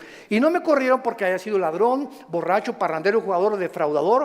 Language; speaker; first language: Spanish; native; Spanish